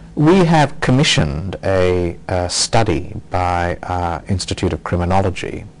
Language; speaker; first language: English; native; English